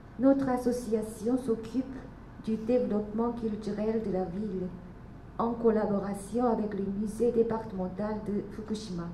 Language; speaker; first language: French; non-native, fluent; Japanese